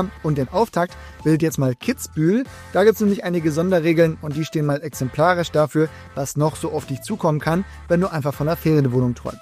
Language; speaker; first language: German; native; German